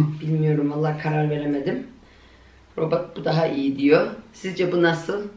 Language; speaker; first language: Turkish; early bilingual, heritage; Turkish